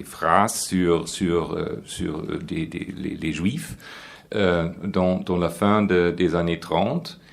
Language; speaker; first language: French; non-native, fluent; German